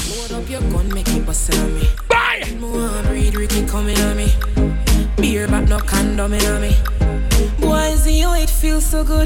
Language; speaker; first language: English; native; English